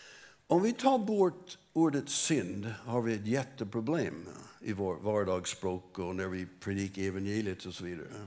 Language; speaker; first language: Swedish; non-native, fluent; English